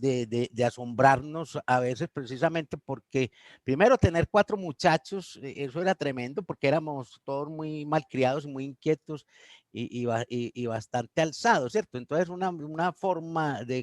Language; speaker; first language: Spanish; native; Spanish